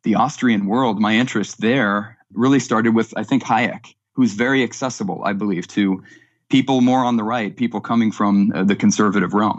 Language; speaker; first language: English; native; English